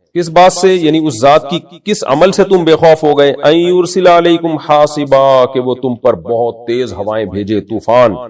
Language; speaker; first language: Urdu; native; Urdu